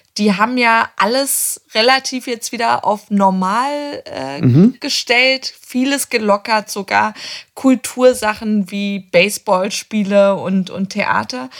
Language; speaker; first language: German; native; German